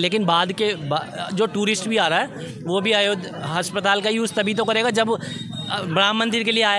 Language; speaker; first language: Hindi; native; Hindi